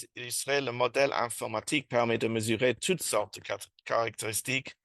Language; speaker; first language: French; non-native, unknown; English